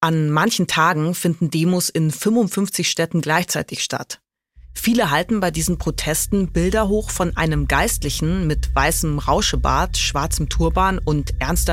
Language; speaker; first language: German; native; German